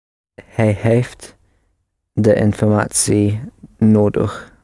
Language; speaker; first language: Dutch; non-native, learner; English